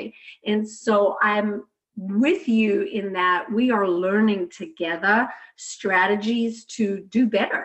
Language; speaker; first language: English; native; English